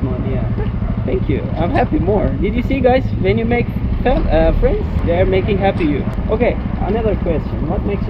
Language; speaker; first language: English; non-native, learner; Turkish